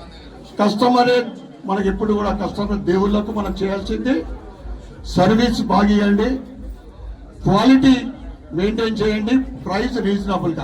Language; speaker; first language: Telugu; native; Telugu